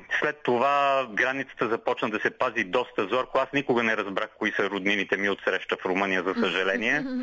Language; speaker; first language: Bulgarian; native; Bulgarian